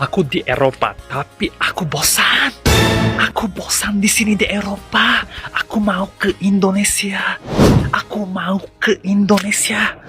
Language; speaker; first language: Indonesian; non-native, learner; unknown